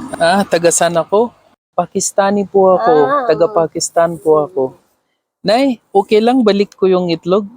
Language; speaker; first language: Filipino; non-native, learner; Urdu